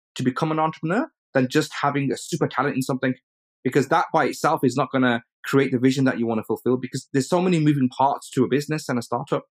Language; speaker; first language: English; early bilingual, other home language; Urdu